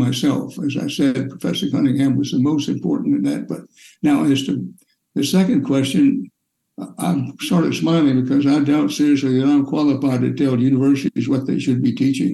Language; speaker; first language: English; native; English